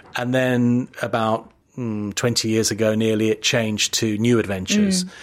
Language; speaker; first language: English; native; English